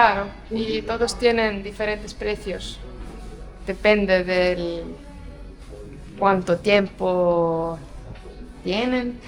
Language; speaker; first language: Spanish; non-native, fluent; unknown